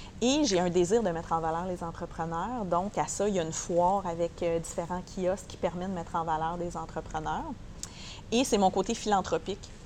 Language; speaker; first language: French; native; French